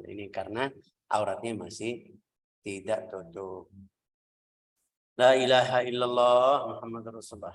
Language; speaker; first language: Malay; non-native, fluent; Arabic